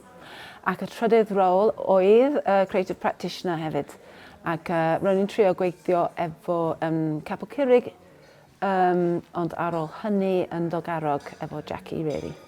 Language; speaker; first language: Welsh; non-native, fluent; English